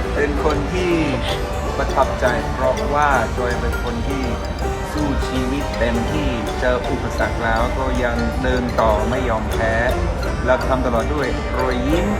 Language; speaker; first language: Thai; non-native, fluent; English